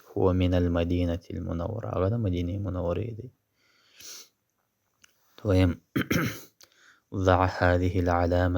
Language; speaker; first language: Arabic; non-native, fluent; Pashto